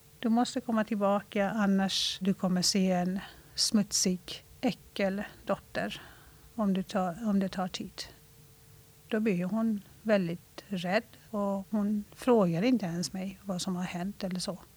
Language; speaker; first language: Swedish; non-native, fluent; Persian